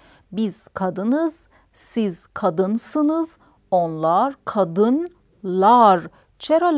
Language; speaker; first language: Turkish; non-native, fluent; Persian